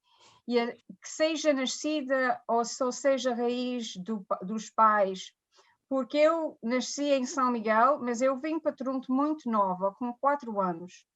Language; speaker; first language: Portuguese; early bilingual, heritage; Portuguese